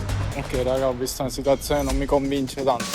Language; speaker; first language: Italian; native; Italian